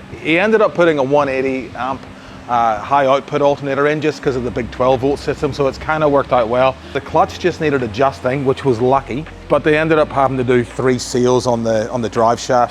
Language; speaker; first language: English; native; English